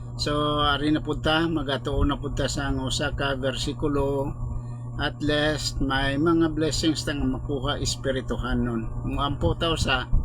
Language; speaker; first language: Cebuano; non-native, local second language; Hiligaynon